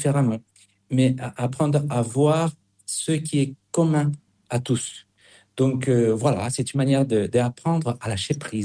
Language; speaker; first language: French; non-native, fluent; Spanish